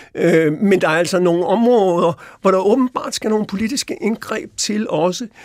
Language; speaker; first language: Danish; native; Danish